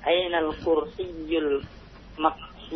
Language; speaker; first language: Arabic; non-native, learner; Indonesian